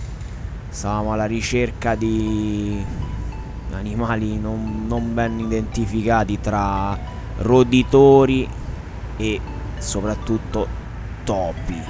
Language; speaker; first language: Italian; native; Italian